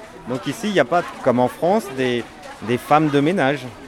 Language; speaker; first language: French; native; French